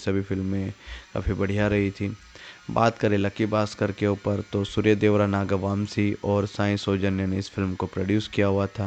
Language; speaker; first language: Hindi; native; Hindi